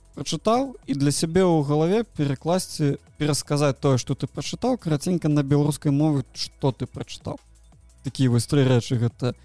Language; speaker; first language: Belarusian; non-native, local second language; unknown